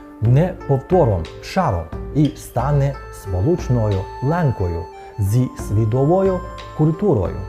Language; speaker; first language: Ukrainian; non-native, fluent; Chinese